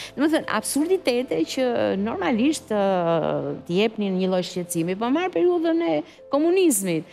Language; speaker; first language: Albanian; native; Albanian